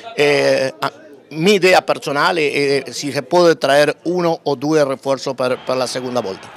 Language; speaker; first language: Italian; non-native, learner; Spanish